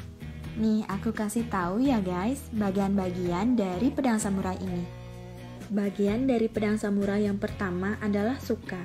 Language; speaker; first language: Indonesian; native; Indonesian